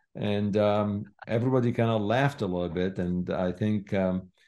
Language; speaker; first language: English; non-native, fluent; Arabic